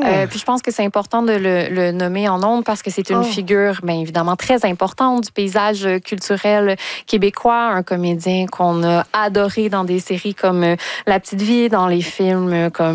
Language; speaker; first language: French; native; French